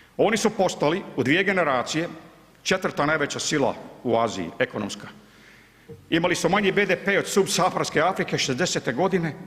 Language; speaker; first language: Bosnian; early bilingual, heritage; Croatian